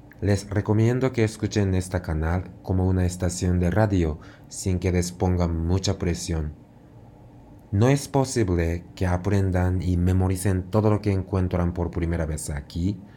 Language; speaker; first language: Spanish; non-native, fluent; Japanese